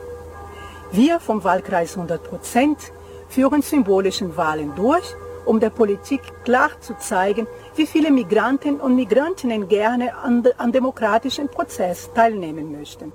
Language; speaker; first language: German; non-native, fluent; Portuguese